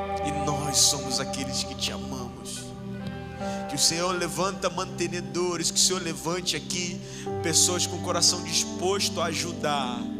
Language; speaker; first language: Portuguese; native; Portuguese